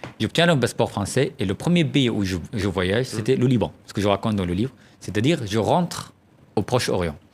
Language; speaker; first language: French; non-native, fluent; Arabic